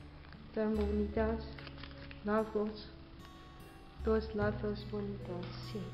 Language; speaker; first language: Spanish; non-native, learner; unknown